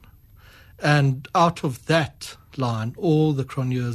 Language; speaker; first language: English; native; English